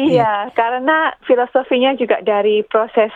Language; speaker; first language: Indonesian; native; Indonesian